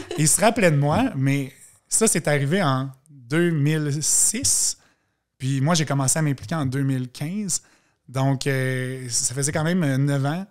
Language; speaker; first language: French; native; French